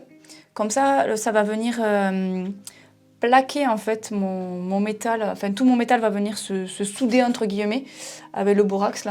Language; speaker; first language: French; native; French